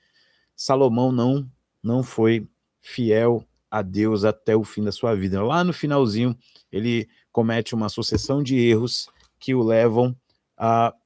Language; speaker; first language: Portuguese; native; Portuguese